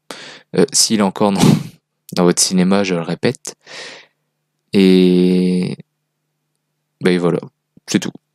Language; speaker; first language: French; native; French